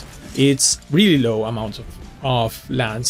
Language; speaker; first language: English; non-native, fluent; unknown